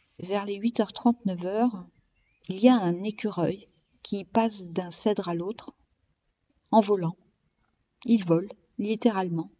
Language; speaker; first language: French; native; French